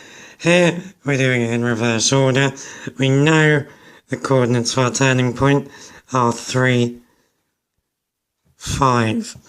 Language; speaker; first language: English; native; English